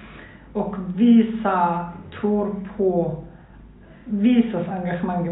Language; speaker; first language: Swedish; non-native, fluent; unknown